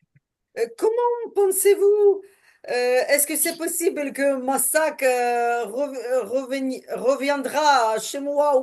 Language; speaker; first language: French; non-native, learner; Ukrainian